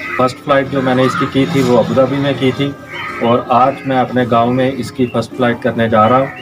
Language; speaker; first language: Urdu; non-native, local second language; Punjabi